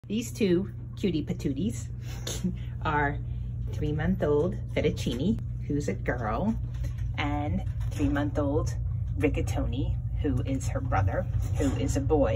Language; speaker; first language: English; native; English